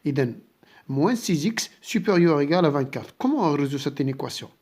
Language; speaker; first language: French; non-native, local second language; Arabic